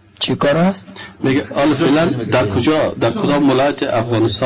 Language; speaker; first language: Persian; non-native, learner; Russian